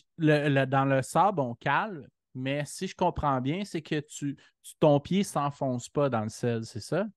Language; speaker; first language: French; native; French